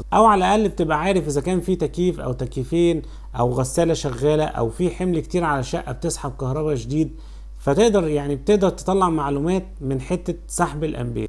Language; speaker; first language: Arabic; native; Arabic